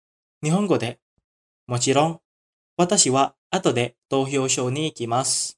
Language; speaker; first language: Japanese; non-native, fluent; Indonesian